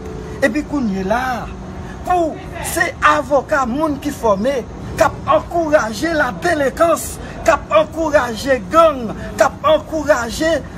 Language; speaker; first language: French; non-native, learner; Haitian Creole